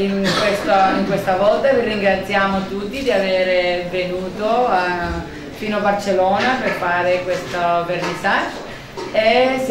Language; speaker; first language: Italian; non-native, fluent; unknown